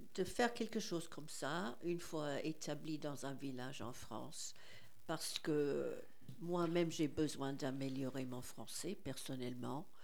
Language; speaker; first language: French; non-native, fluent; English